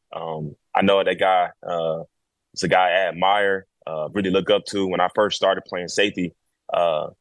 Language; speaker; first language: English; native; English